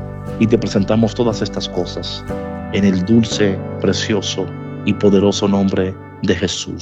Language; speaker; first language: Spanish; native; Spanish